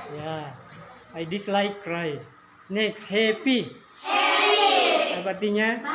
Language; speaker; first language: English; non-native, learner; Indonesian